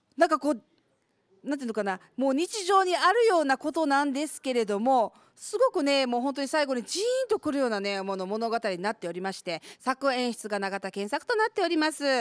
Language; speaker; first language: Japanese; native; Japanese